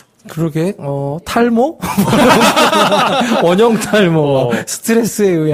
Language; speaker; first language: Korean; native; Korean